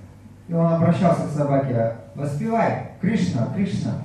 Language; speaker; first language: Russian; native; Russian